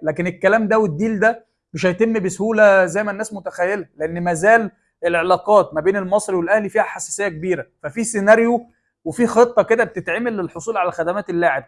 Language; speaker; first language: Arabic; native; Arabic